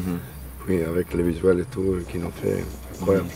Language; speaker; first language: French; non-native, learner; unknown